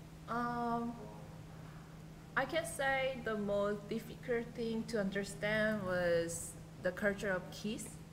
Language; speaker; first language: English; non-native, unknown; Korean